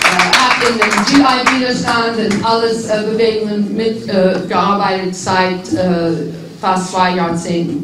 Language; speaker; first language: German; non-native, fluent; English